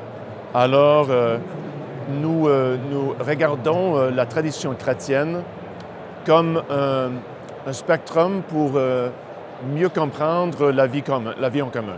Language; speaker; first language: French; non-native, local second language; English